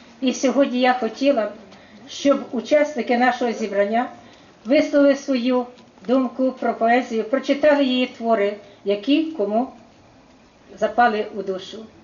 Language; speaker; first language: Ukrainian; native; Ukrainian